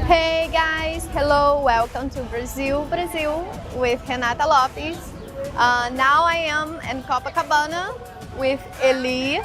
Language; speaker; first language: English; non-native, learner; Portuguese